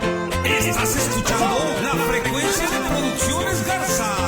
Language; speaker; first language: Spanish; native; Spanish